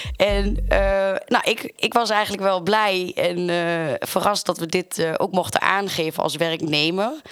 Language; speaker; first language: Dutch; native; Dutch